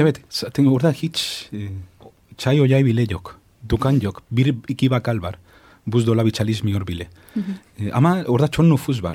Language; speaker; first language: Turkish; non-native, fluent; Spanish